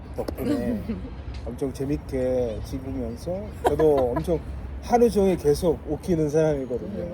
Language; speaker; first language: Korean; non-native, fluent; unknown